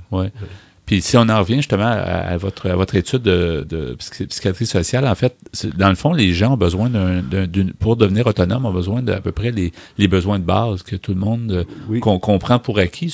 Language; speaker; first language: French; native; French